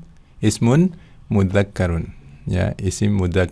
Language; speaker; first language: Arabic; non-native, fluent; Indonesian